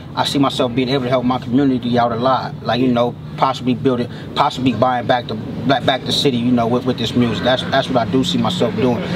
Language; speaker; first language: English; native; English